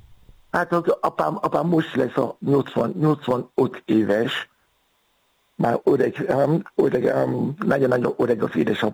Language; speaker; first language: Hungarian; non-native, fluent; Yoruba